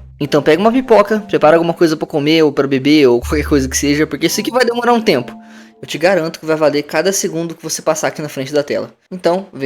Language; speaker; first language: Portuguese; native; Portuguese